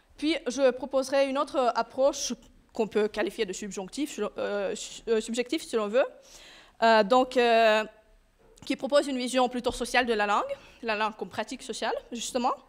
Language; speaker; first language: French; non-native, fluent; Russian